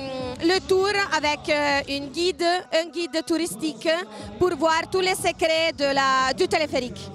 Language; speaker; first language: French; non-native, local second language; Italian